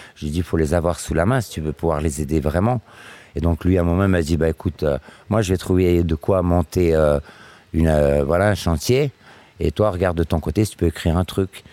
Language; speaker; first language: French; native; French